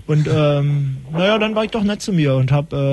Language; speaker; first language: German; native; German